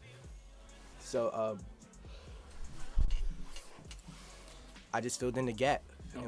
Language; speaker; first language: English; native; English